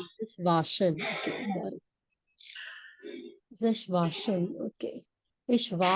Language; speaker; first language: German; non-native, fluent; Malayalam